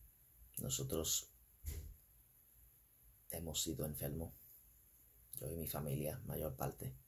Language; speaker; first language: Spanish; non-native, fluent; English